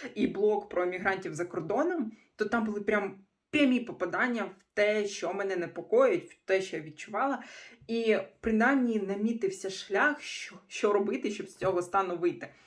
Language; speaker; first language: Ukrainian; non-native, local second language; Russian